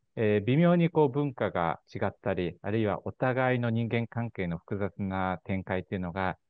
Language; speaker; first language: Japanese; non-native, fluent; Korean